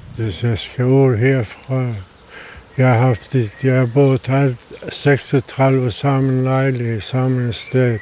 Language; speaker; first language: Danish; non-native, learner; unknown